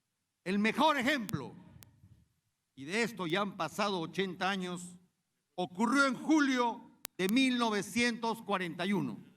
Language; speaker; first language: Spanish; native; Spanish